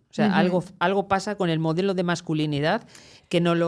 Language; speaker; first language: Spanish; native; Spanish